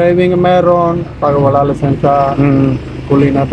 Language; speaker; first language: Filipino; non-native, learner; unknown